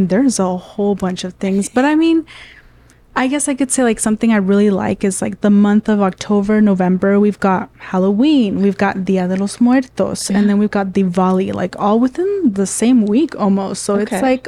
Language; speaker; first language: English; early bilingual, other home language; Spanish